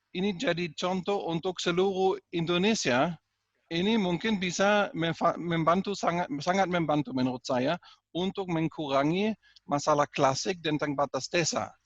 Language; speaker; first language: Indonesian; non-native, fluent; German